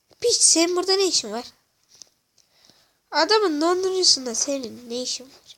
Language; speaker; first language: Turkish; native; Turkish